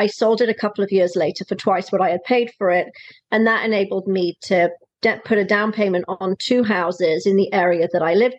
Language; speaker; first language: English; native; English